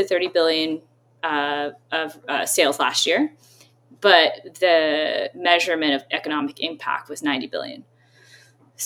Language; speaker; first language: English; native; English